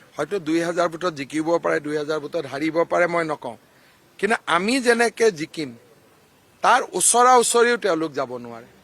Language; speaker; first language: Assamese; native; Assamese